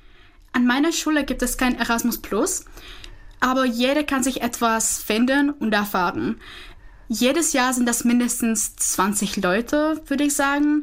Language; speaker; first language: German; non-native, fluent; Czech